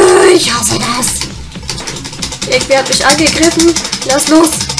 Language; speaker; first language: German; native; German